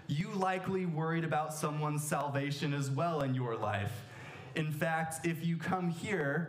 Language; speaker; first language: English; native; English